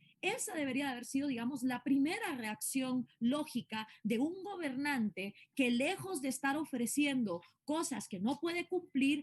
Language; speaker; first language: Spanish; native; Spanish